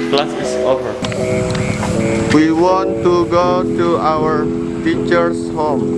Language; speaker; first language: English; non-native, learner; Indonesian